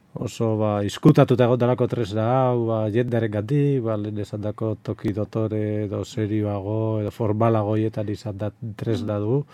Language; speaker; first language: Basque; native; Basque